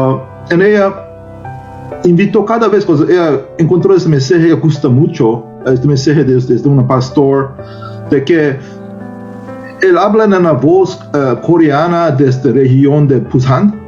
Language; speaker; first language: Spanish; non-native, learner; Korean